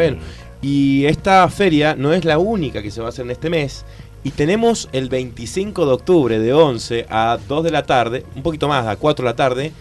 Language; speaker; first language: Spanish; native; Spanish